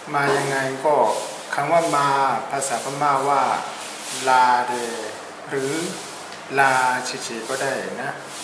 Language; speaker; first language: Thai; non-native, fluent; Burmese